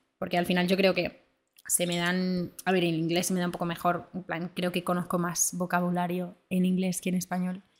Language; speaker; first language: Spanish; early bilingual, other home language; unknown